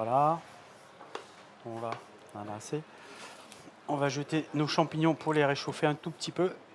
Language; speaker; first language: French; native; French